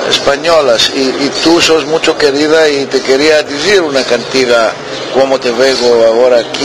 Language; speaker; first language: Spanish; early bilingual, heritage; Ladino